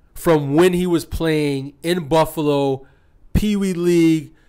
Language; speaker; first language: English; native; English